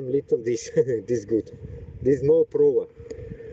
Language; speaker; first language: English; non-native, learner; Bashkir